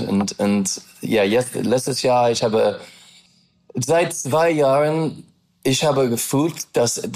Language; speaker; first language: German; non-native, learner; English